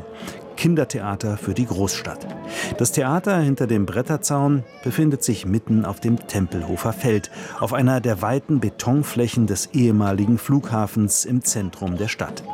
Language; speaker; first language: German; native; German